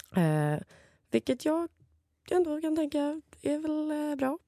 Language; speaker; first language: Swedish; native; Swedish